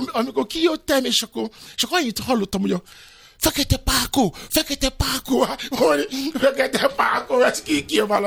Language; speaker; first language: Hungarian; non-native, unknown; Yoruba